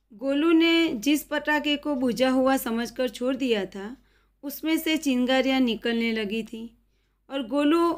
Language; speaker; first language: Hindi; non-native, local second language; Gujarati